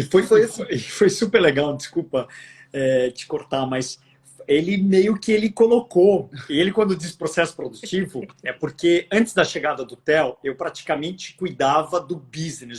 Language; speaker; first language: Portuguese; native; Portuguese